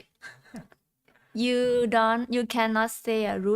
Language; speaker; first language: English; non-native, learner; Thai